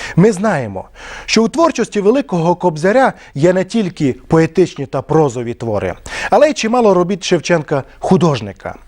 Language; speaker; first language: Ukrainian; non-native, local second language; Romany